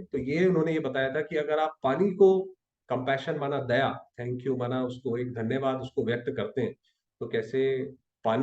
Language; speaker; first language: Hindi; native; Hindi